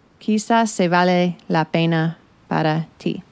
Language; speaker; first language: Spanish; non-native, fluent; English